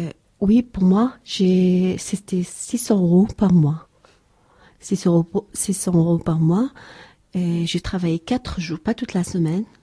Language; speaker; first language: French; non-native, learner; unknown